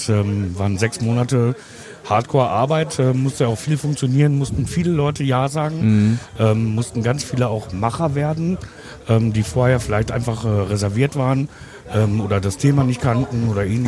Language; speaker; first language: German; native; German